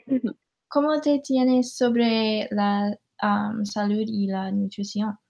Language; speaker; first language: Spanish; non-native, learner; English